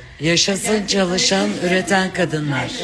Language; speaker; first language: Turkish; native; Turkish